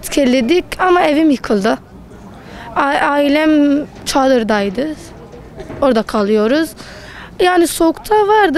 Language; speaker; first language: Turkish; non-native, local second language; Kurdish